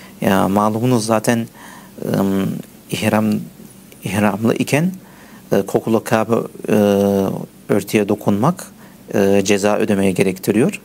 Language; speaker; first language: Turkish; early bilingual, heritage; Turkish